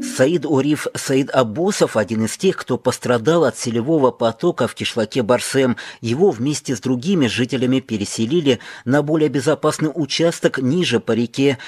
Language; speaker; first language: Russian; non-native, local second language; Tajik